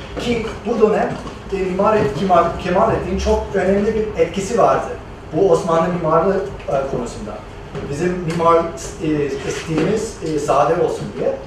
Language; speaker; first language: Turkish; non-native, fluent; English